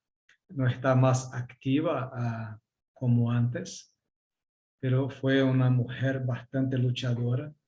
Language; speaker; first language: Spanish; non-native, learner; Portuguese